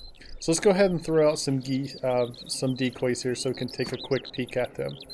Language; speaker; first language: English; native; English